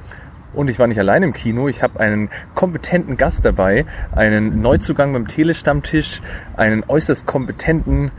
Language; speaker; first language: German; native; German